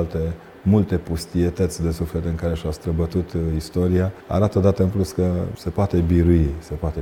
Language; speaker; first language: Romanian; native; Romanian